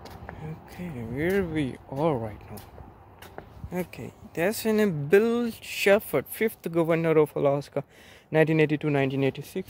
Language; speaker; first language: English; non-native, learner; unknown